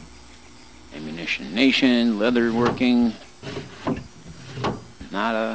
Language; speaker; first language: English; native; English